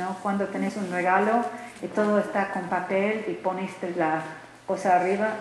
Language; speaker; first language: Spanish; non-native, learner; English